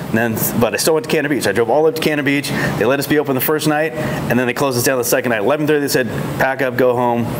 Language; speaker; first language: English; native; English